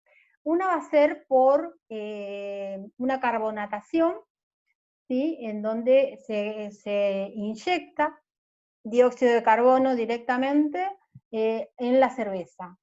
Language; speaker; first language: Spanish; native; Spanish